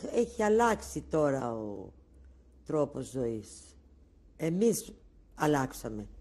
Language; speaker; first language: Greek; non-native, local second language; Ladino